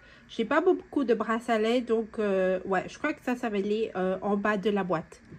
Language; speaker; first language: French; non-native, fluent; Spanish